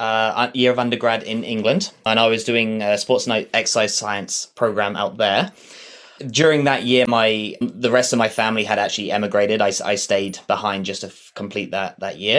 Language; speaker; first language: English; native; English